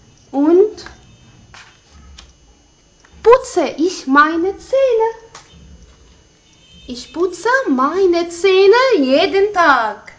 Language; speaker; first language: German; non-native, fluent; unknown